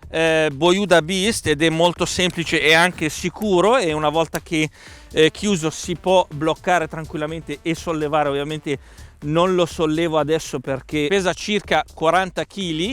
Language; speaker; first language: Italian; native; Italian